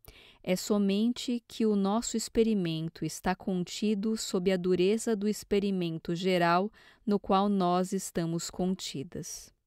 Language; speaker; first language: Portuguese; native; Portuguese